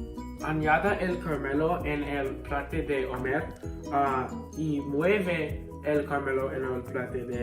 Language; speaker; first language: Spanish; non-native, learner; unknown